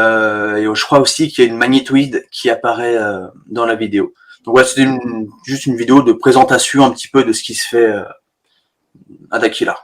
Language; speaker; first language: French; native; French